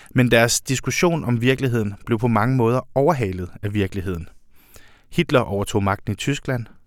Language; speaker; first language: Danish; native; Danish